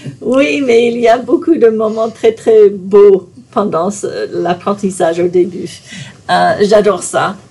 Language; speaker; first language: French; non-native, fluent; English